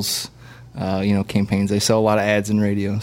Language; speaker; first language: English; native; English